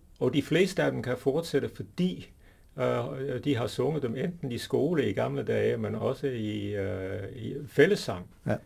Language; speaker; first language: Danish; non-native, fluent; English